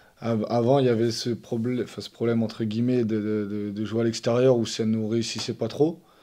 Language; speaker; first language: French; native; French